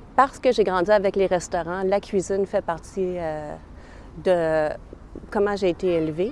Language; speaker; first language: French; native; French